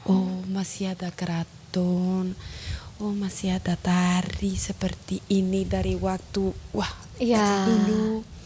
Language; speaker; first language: Indonesian; non-native, learner; Spanish